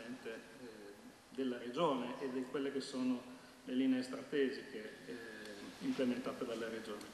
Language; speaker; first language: Italian; native; Italian